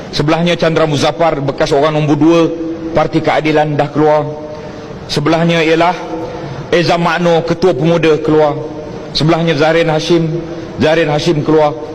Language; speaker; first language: Malay; native; Malay